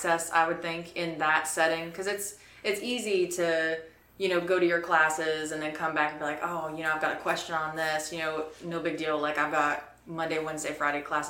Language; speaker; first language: English; native; English